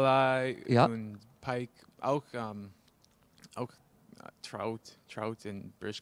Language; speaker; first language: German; non-native, learner; English